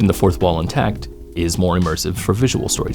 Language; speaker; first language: English; native; English